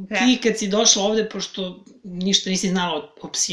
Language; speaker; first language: Serbian; native; Serbian